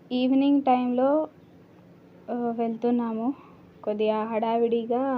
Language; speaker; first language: Telugu; non-native, learner; Marathi